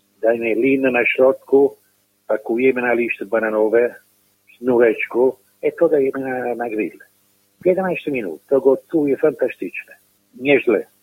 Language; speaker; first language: Polish; non-native, learner; Italian